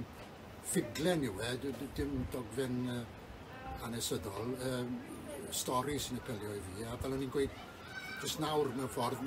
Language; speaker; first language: Welsh; native; Welsh